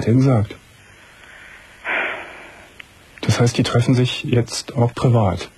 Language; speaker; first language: German; native; German